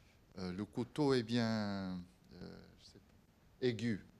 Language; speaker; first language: French; non-native, fluent; Portuguese